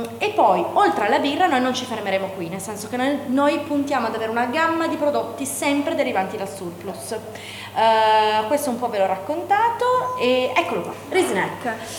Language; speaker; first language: Italian; native; Italian